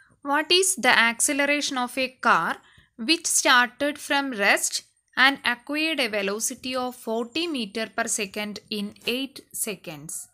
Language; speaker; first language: English; non-native, local second language; Malayalam